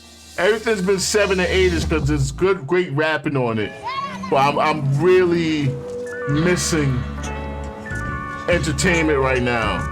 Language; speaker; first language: English; native; English